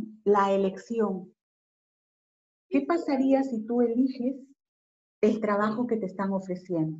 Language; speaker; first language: Spanish; native; Spanish